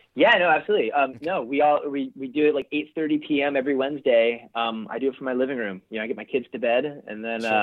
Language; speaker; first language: English; native; English